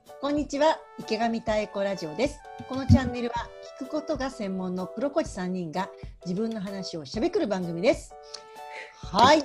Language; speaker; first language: Japanese; native; Japanese